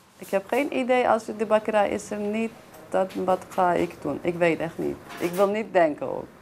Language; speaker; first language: Dutch; non-native, learner; Turkish